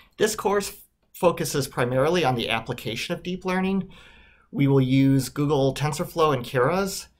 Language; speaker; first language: English; native; English